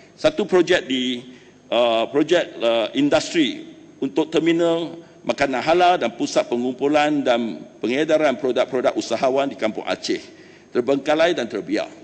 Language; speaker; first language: Malay; non-native, local second language; Chinese